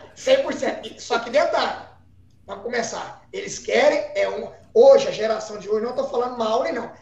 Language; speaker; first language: Portuguese; native; Portuguese